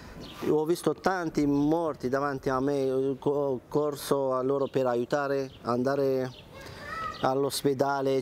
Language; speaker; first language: Italian; non-native, fluent; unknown